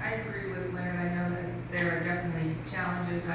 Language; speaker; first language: English; native; English